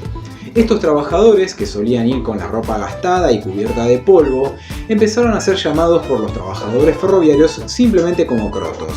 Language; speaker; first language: Spanish; native; Spanish